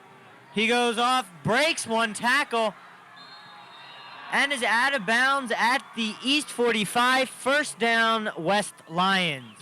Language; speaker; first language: English; native; English